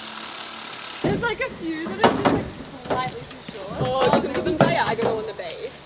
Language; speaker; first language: English; native; English